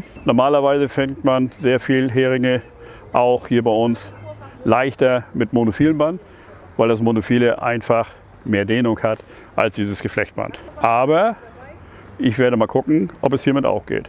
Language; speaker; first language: German; native; German